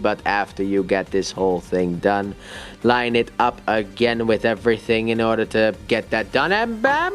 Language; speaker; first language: English; native; English